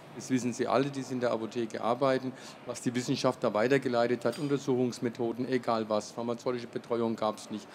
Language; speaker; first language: German; native; German